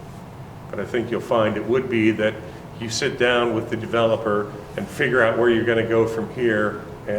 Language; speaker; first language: English; native; English